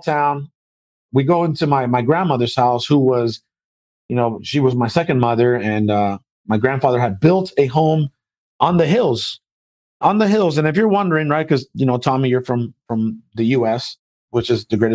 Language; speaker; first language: English; early bilingual, other home language; Spanish